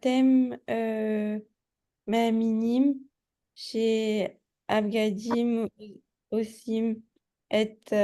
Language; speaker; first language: Hebrew; non-native, learner; French